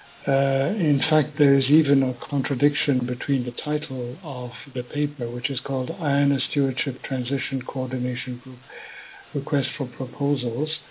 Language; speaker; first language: English; non-native, fluent; French